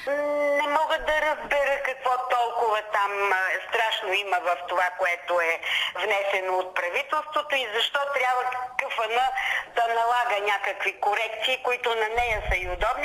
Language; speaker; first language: Bulgarian; native; Bulgarian